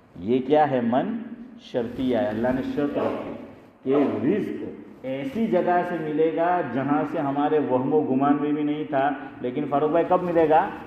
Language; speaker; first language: Urdu; non-native, local second language; Gujarati